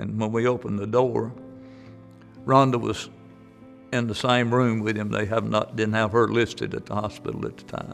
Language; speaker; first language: English; native; English